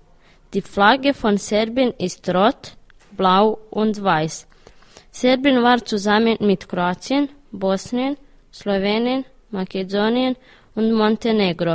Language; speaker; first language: German; early bilingual, other home language; Serbian